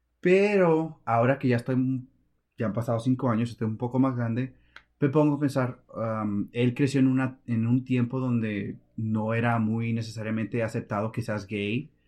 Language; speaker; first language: Spanish; early bilingual, heritage; Spanish